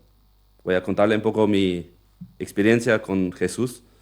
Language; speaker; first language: Spanish; non-native, local second language; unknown